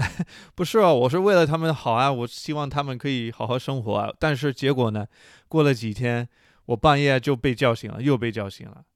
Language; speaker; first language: Chinese; non-native, fluent; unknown